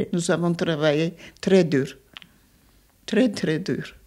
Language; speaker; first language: French; non-native, fluent; Armenian